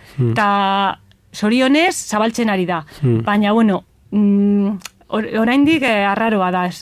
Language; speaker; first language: Basque; non-native, local second language; Spanish